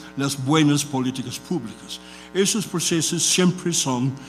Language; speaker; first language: Spanish; non-native, fluent; English